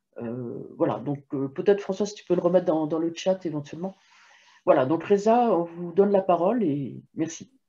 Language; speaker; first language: French; native; French